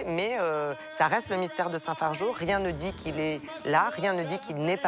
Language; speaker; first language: French; native; French